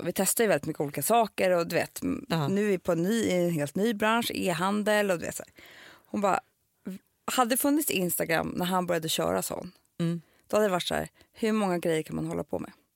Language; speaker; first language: Swedish; native; Swedish